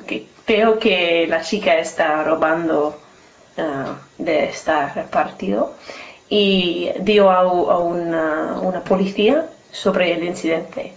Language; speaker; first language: Spanish; non-native, learner; English